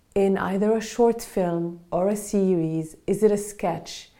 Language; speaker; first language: English; non-native, fluent; Arabic